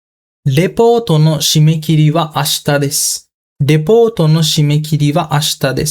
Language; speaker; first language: Japanese; non-native, fluent; Sinhala